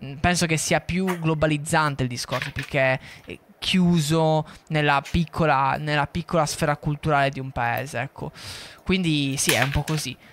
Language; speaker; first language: Italian; native; Italian